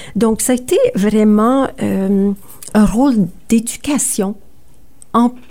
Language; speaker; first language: French; native; French